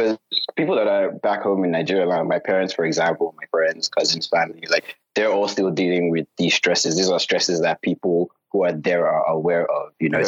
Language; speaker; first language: English; non-native, local second language; Yoruba